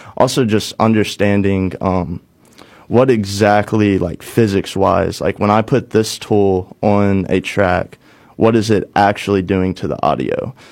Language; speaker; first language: English; native; English